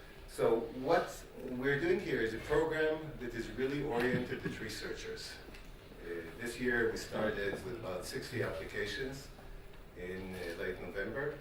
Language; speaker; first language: English; non-native, fluent; Hebrew